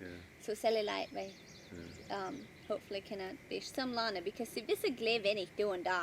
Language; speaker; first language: German; early bilingual, heritage; Pennsylvania German